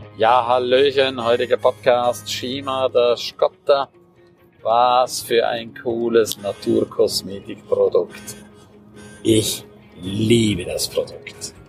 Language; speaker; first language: German; non-native, local second language; Romansh